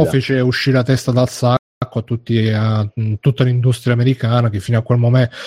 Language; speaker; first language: Italian; native; Italian